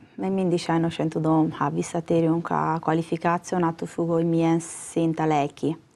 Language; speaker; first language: Hungarian; non-native, learner; Italian